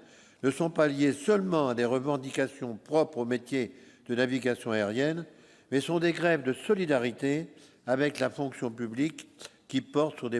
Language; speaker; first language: French; native; French